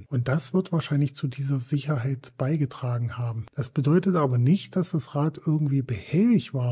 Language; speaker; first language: German; native; German